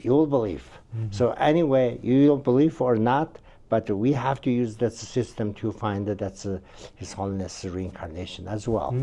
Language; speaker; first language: English; non-native, learner; Tibetan